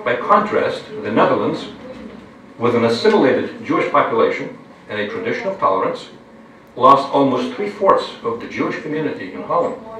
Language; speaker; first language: English; non-native, fluent; Lithuanian